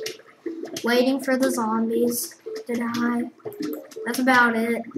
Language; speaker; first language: English; native; English